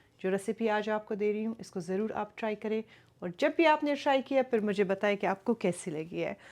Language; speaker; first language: Urdu; early bilingual, other home language; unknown